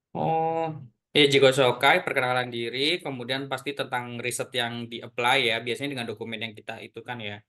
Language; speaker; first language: Indonesian; native; Indonesian